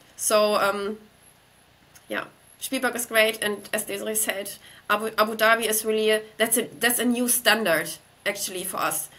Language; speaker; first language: English; non-native, fluent; German